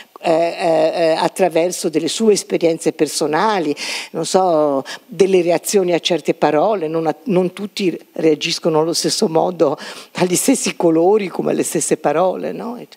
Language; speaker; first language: Italian; native; Italian